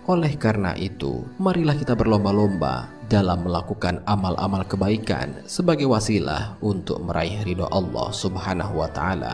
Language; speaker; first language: Indonesian; native; Indonesian